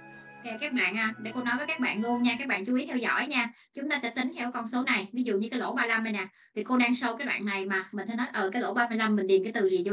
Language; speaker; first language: Vietnamese; native; Vietnamese